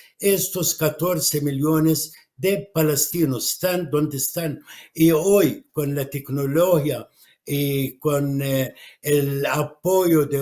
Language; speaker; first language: Spanish; non-native, fluent; Arabic